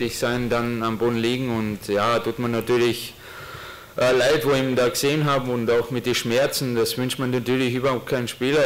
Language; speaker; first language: German; native; German